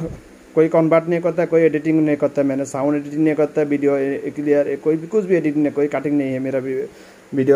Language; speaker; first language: Hindi; non-native, fluent; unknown